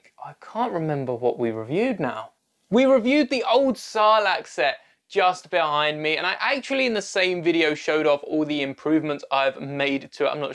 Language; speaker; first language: English; native; English